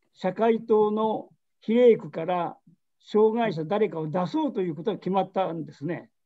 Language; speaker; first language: Japanese; native; Japanese